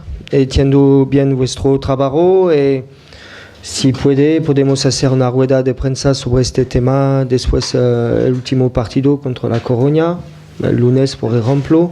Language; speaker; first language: Spanish; non-native, fluent; French